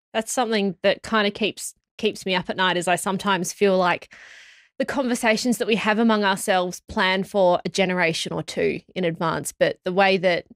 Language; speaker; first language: English; native; English